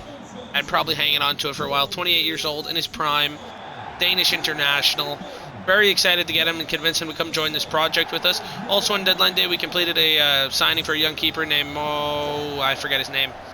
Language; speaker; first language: English; native; English